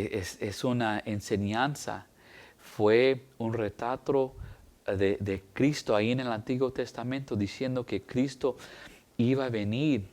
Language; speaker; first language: Spanish; early bilingual, heritage; English